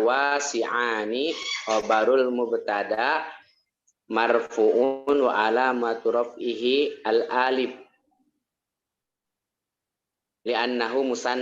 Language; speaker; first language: Arabic; non-native, learner; Indonesian